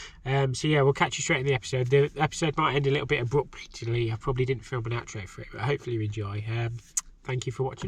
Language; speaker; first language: English; native; English